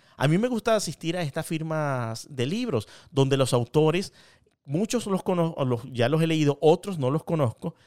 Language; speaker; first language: Spanish; native; Spanish